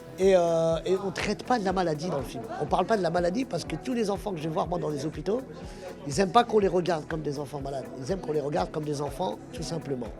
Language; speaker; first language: French; early bilingual, other home language; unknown